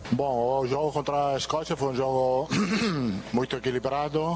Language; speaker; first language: Portuguese; non-native, fluent; Italian